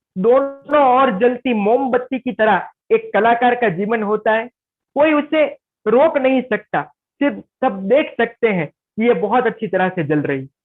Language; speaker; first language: Hindi; non-native, local second language; Gujarati